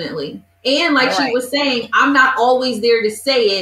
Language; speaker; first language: English; native; English